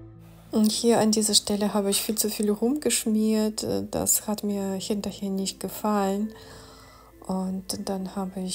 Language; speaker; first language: German; non-native, fluent; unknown